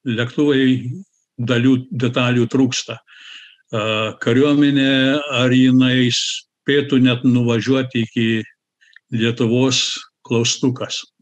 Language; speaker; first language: Lithuanian; early bilingual, heritage; Lithuanian